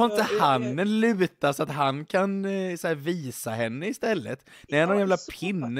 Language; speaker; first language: Swedish; native; Swedish